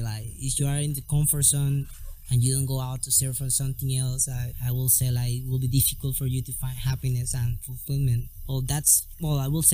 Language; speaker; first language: English; non-native, learner; Spanish